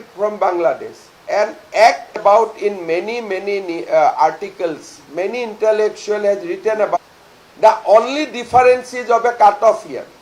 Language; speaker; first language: English; non-native, local second language; Assamese